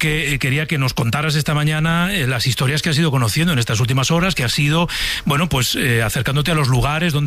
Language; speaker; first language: Spanish; native; Spanish